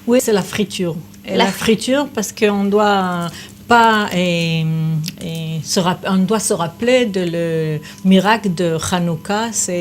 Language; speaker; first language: French; non-native, fluent; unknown